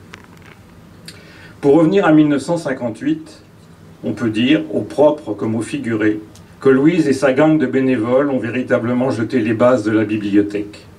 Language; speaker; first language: French; native; French